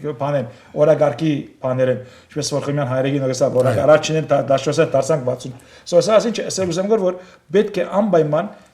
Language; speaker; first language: Armenian; native; Armenian